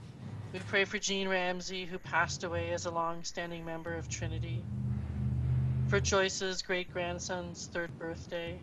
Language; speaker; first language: English; native; English